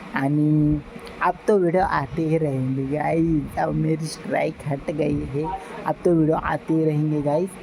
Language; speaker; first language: Hindi; non-native, local second language; Marathi